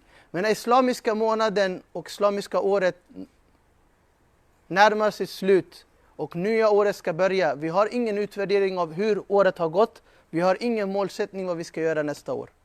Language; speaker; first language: Swedish; non-native, fluent; Urdu